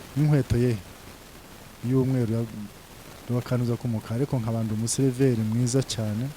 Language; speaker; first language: Kinyarwanda; early bilingual, heritage; Kinyarwanda